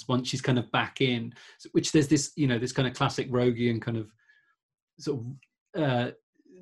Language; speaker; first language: English; native; English